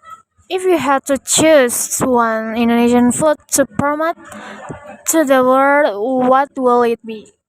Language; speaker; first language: English; non-native, learner; Indonesian